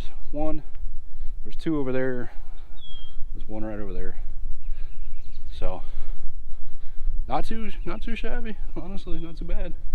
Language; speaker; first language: English; native; English